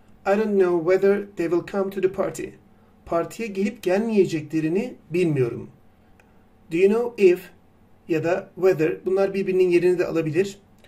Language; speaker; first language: English; non-native, fluent; Turkish